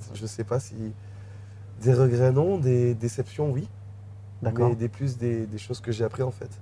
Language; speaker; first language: French; native; French